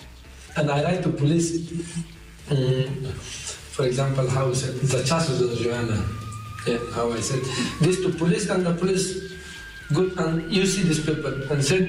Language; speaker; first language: English; non-native, learner; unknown